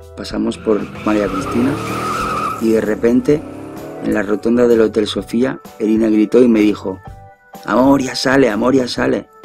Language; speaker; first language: Spanish; native; Spanish